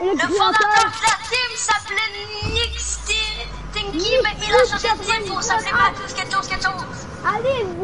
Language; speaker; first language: French; native; French